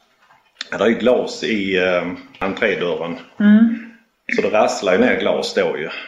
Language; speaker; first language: Swedish; native; Swedish